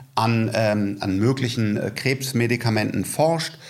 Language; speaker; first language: German; native; German